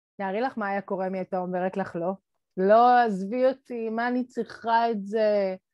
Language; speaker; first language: Hebrew; native; Hebrew